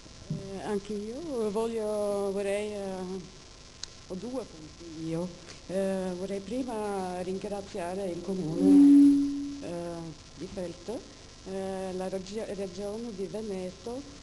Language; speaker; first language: Italian; non-native, fluent; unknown